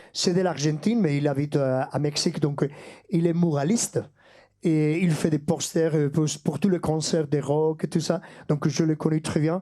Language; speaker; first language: French; non-native, fluent; Basque